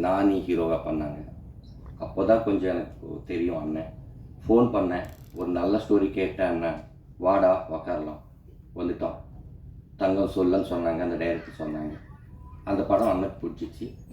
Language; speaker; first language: Tamil; non-native, local second language; Telugu